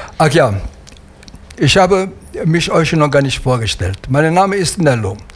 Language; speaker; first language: German; non-native, fluent; Italian